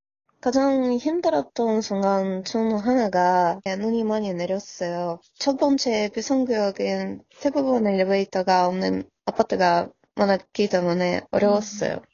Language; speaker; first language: Korean; non-native, learner; Russian